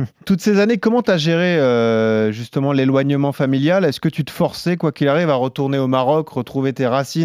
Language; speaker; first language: French; native; French